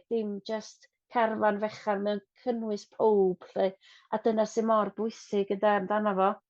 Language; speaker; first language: Welsh; non-native, local second language; English